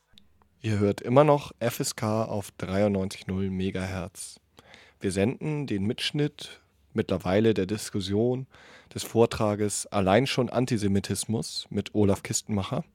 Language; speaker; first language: German; native; German